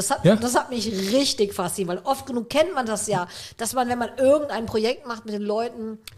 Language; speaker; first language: German; native; German